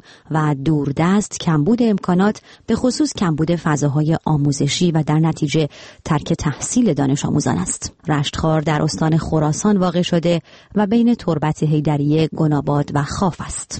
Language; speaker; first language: Persian; native; Persian